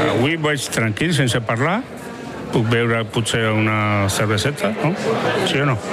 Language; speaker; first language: Catalan; non-native, local second language; Basque